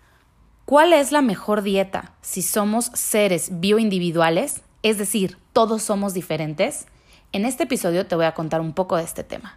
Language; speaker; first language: Spanish; native; Spanish